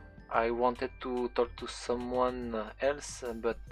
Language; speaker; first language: English; non-native, fluent; French